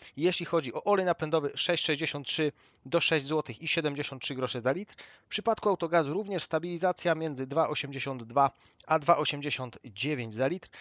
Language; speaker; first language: Polish; native; Polish